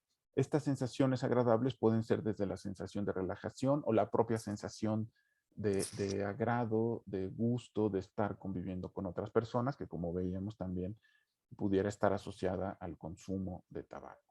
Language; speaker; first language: Spanish; native; Spanish